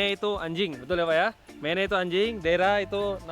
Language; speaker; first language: Indonesian; native; Indonesian